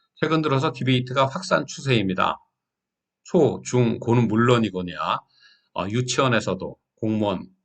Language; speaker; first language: Korean; native; Korean